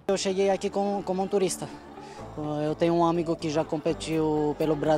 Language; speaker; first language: Portuguese; non-native, learner; Armenian